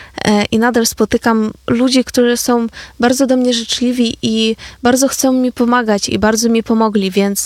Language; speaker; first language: Polish; non-native, fluent; Ukrainian